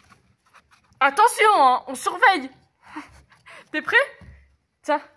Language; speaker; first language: French; native; French